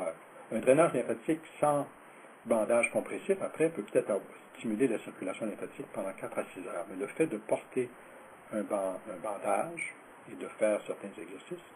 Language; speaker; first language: French; native; French